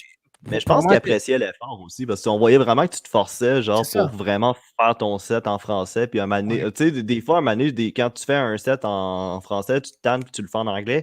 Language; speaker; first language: French; native; French